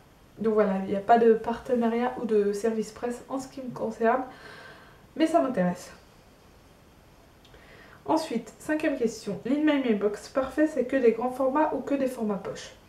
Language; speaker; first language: French; native; French